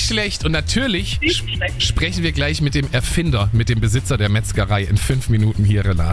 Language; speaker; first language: German; native; German